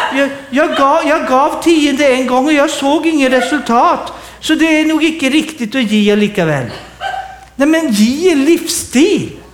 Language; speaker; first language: Swedish; native; Swedish